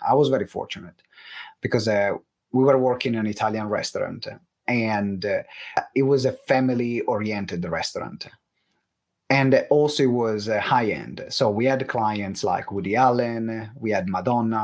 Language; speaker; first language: English; non-native, fluent; Italian